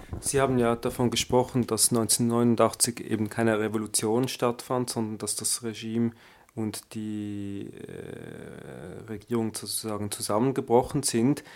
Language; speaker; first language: German; native; German